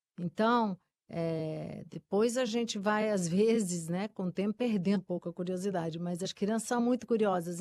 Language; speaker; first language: Portuguese; early bilingual, other home language; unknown